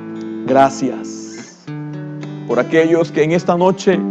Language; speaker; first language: Spanish; native; Spanish